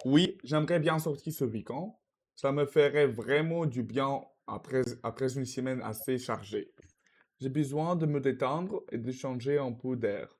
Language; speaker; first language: French; non-native, learner; Russian